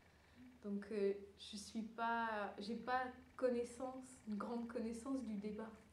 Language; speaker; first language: French; early bilingual, other home language; Dutch